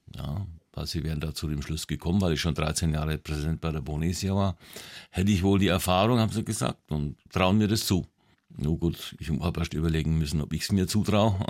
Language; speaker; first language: German; native; German